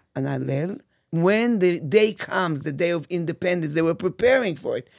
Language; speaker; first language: English; non-native, fluent; Hebrew